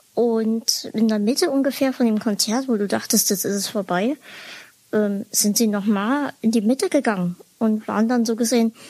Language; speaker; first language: German; native; German